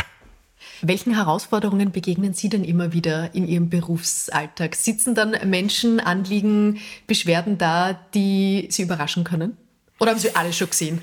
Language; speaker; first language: German; native; German